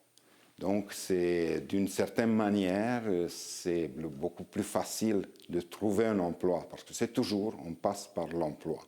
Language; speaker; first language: French; non-native, fluent; Romanian